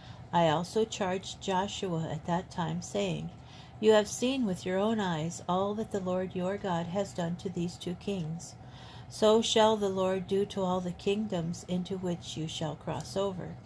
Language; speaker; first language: English; native; English